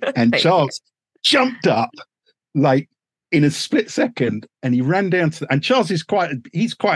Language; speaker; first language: English; native; English